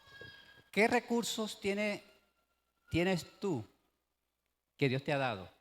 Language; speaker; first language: Spanish; native; Spanish